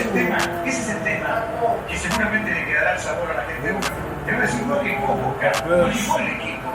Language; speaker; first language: Spanish; native; Spanish